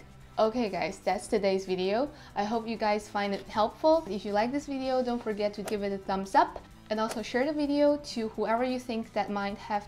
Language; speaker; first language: English; non-native, fluent; Chinese